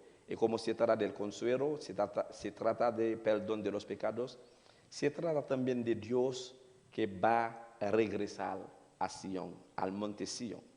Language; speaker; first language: Spanish; non-native, learner; Haitian Creole